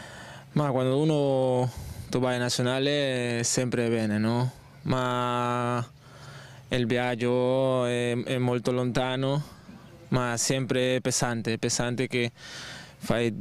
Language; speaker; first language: Italian; non-native, learner; Spanish